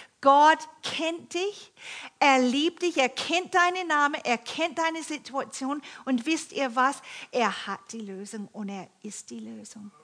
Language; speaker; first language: German; non-native, fluent; English